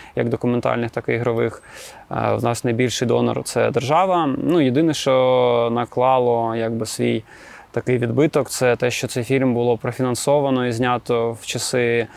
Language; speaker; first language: Ukrainian; native; Ukrainian